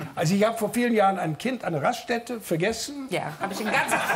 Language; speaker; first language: German; non-native, fluent; English